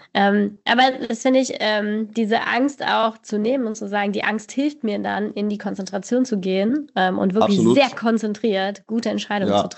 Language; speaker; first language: German; native; German